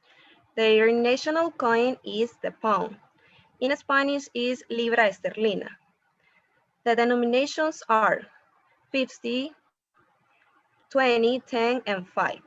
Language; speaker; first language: English; non-native, learner; Spanish